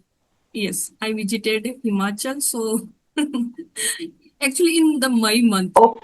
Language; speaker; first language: English; non-native, learner; Hindi